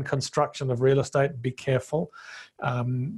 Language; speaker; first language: English; non-native, local second language; Bemba